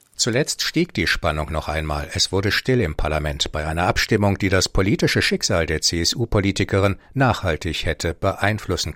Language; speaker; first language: German; native; German